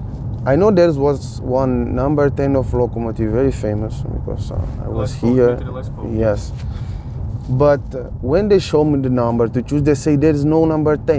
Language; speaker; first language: English; non-native, fluent; Portuguese